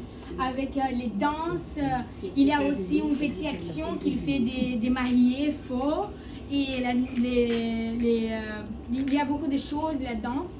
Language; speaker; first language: French; non-native, learner; Portuguese